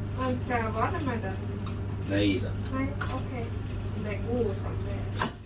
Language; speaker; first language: Norwegian; non-native, learner; Thai